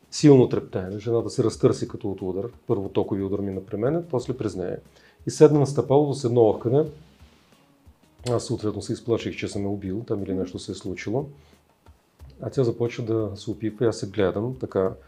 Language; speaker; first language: Bulgarian; early bilingual, heritage; Russian